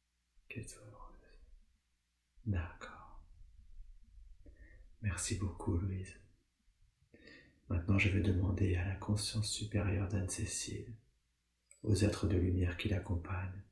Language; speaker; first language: French; native; French